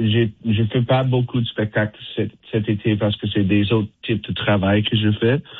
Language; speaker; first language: French; non-native, fluent; English